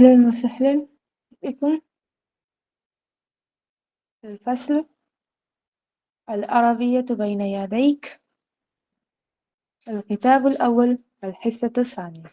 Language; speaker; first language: Arabic; non-native, fluent; Urdu